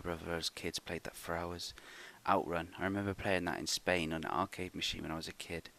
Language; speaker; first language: English; native; English